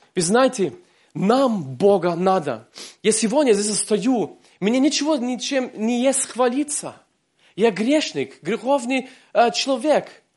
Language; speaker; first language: Russian; early bilingual, heritage; Russian